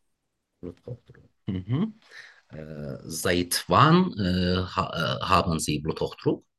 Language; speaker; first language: German; non-native, learner; Turkish